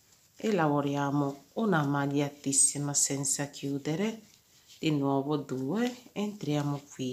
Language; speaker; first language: Italian; non-native, fluent; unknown